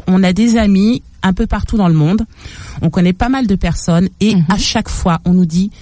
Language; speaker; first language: French; native; French